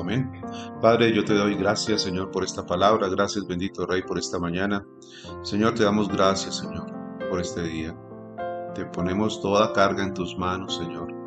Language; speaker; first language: Spanish; native; Spanish